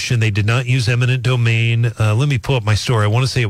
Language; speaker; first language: English; native; English